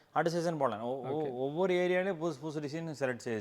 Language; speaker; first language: Malayalam; non-native, local second language; Tamil